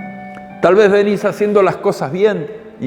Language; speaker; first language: Spanish; native; Spanish